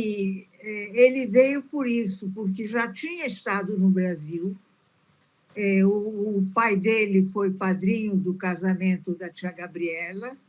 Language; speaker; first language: Portuguese; early bilingual, other home language; Italian